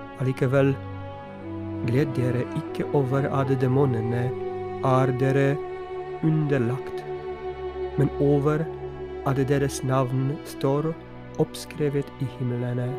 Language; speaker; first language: Norwegian; non-native, fluent; Polish